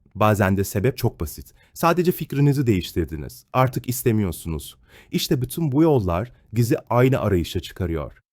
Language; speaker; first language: Turkish; native; Turkish